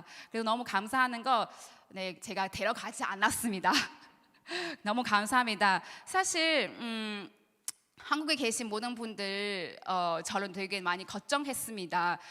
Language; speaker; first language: Korean; non-native, learner; Chinese